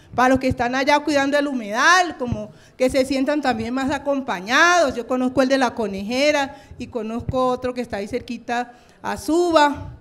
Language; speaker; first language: Spanish; native; Spanish